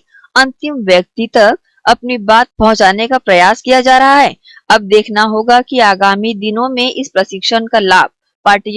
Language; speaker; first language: Hindi; native; Hindi